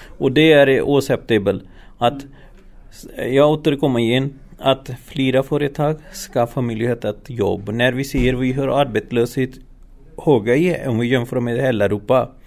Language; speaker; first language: Swedish; non-native, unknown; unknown